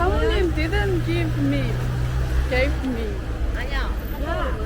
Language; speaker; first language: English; non-native, learner; Macedonian